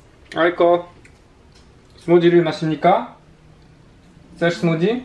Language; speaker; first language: Korean; non-native, learner; Polish